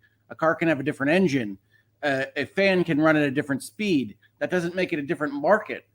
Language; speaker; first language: English; native; English